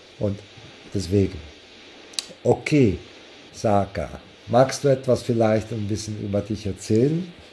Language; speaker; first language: German; non-native, fluent; Italian